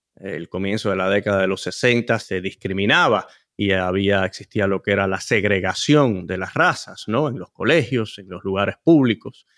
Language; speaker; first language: Spanish; early bilingual, heritage; Spanish